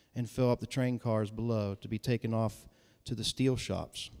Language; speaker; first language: English; native; English